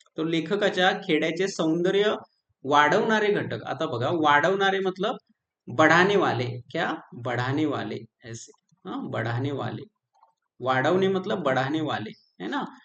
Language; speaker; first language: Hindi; non-native, local second language; Marathi